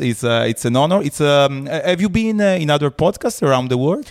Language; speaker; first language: English; non-native, learner; Italian